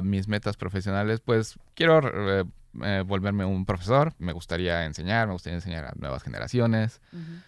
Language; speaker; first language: Spanish; native; Spanish